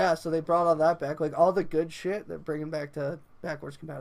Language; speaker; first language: English; native; English